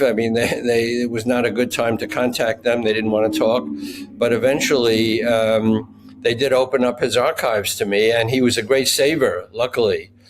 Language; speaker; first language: English; native; English